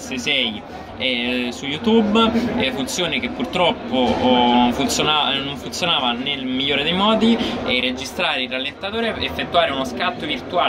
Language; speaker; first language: Italian; native; Italian